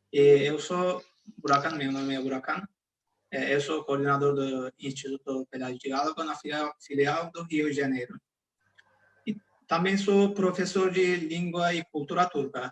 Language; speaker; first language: Portuguese; non-native, fluent; Turkish